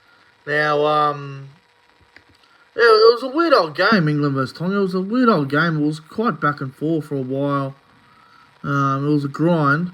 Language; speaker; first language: English; native; English